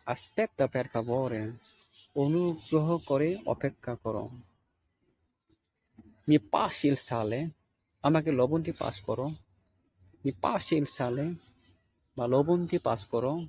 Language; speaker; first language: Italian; non-native, fluent; Bangla